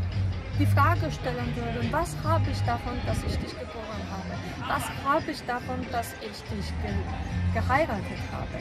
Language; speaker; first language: German; non-native, fluent; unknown